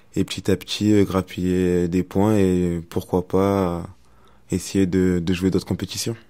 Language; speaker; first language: French; native; French